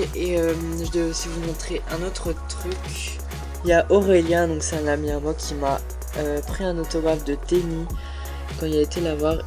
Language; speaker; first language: French; native; French